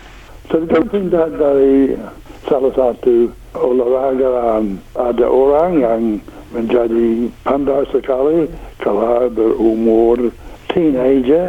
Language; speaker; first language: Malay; non-native, learner; English